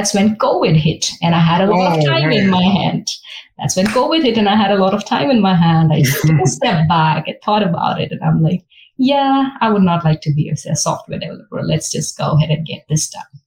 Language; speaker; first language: English; non-native, local second language; Malayalam